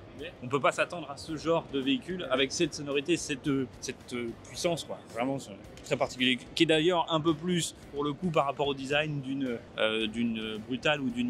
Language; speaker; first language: French; native; French